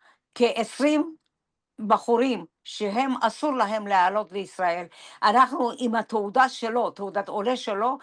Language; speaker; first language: Hebrew; non-native, fluent; Persian